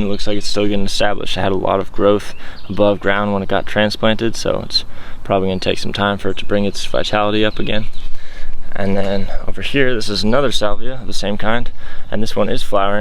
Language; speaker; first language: English; native; English